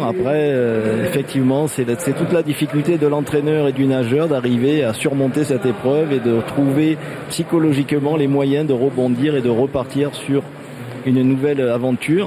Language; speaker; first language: French; native; French